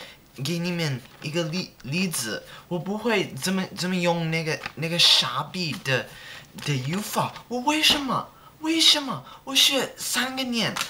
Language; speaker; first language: Chinese; non-native, learner; English